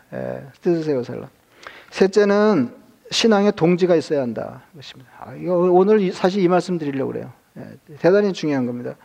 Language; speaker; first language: Korean; native; Korean